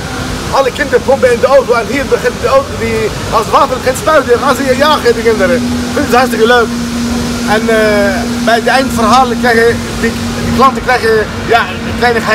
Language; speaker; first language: Dutch; non-native, learner; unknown